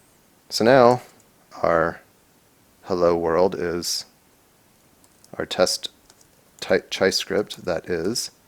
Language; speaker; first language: English; native; English